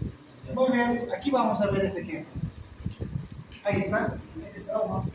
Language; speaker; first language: Spanish; native; Spanish